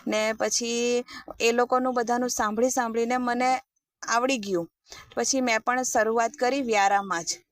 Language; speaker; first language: Gujarati; native; Gujarati